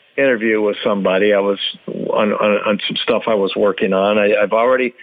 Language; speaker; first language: English; native; English